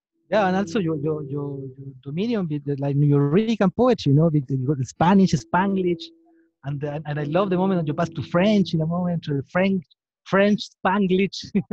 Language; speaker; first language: English; non-native, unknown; Spanish